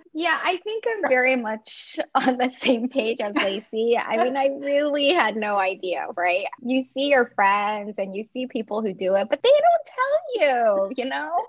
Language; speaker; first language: English; non-native, fluent; Chinese